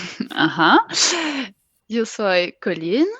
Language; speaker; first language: Catalan; non-native, learner; French